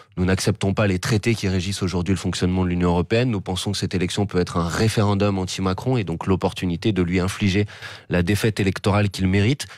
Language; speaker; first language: French; native; French